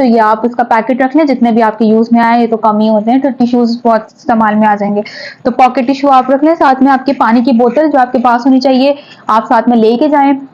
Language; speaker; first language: Urdu; native; Urdu